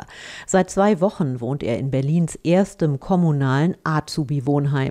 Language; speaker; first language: German; native; German